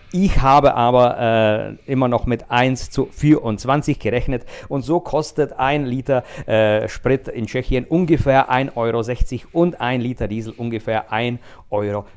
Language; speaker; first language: German; non-native, fluent; Czech